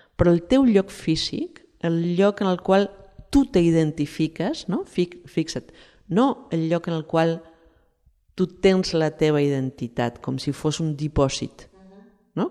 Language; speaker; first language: Catalan; non-native, fluent; Spanish